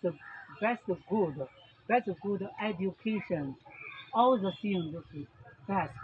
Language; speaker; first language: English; non-native, learner; Chinese